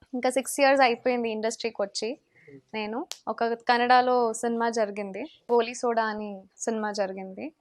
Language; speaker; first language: Telugu; non-native, fluent; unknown